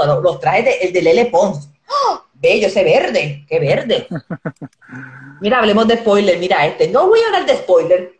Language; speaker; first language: Spanish; native; Spanish